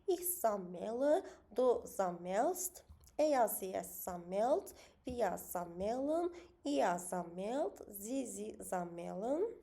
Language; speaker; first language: German; non-native, fluent; Azerbaijani